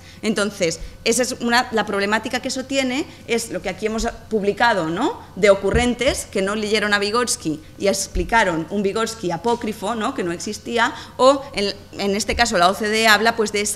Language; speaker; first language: Spanish; native; Spanish